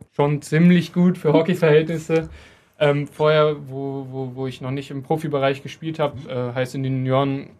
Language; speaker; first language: German; native; German